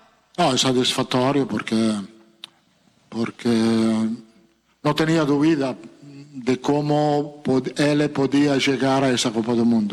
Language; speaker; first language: Portuguese; non-native, fluent; Italian